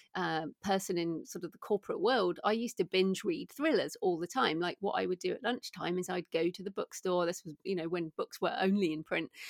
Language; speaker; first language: English; native; English